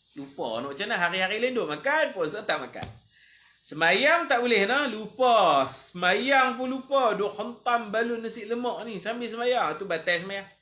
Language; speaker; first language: Malay; native; Malay